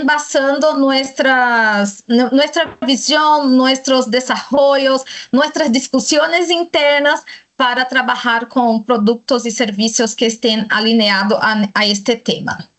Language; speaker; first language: Spanish; non-native, fluent; Portuguese